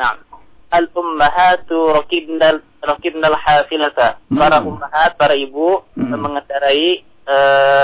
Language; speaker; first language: Arabic; non-native, learner; Indonesian